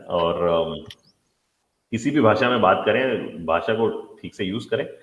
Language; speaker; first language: Hindi; non-native, local second language; Gujarati